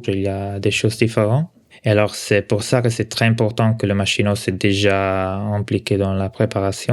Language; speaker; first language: French; non-native, local second language; Italian